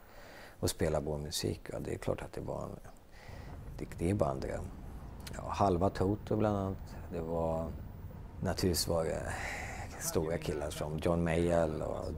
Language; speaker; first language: Swedish; native; Swedish